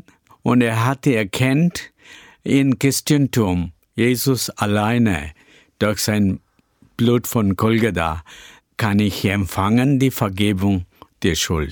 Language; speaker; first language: German; non-native, learner; Tamil